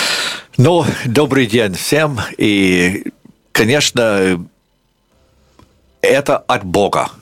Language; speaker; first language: Russian; non-native, fluent; English